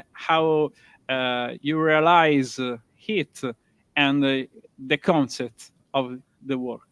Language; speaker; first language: English; non-native, learner; Italian